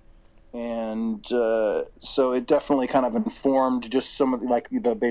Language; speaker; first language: English; native; English